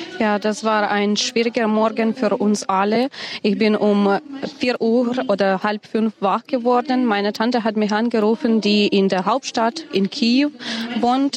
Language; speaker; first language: German; non-native, fluent; Ukrainian